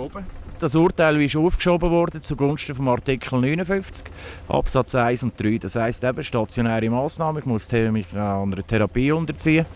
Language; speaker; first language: German; native; German